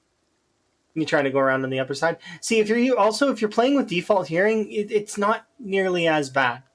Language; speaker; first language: English; native; English